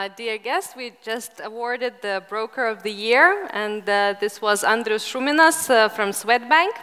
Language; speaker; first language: English; non-native, fluent; Lithuanian